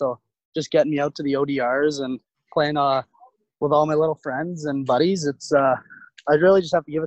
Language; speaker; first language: English; native; English